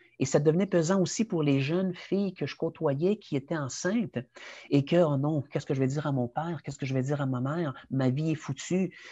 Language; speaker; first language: French; early bilingual, other home language; Spanish